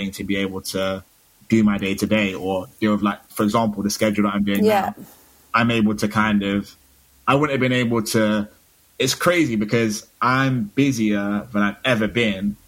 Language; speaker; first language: English; native; English